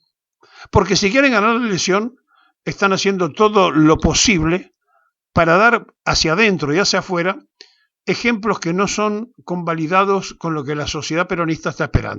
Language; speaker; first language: Spanish; native; Spanish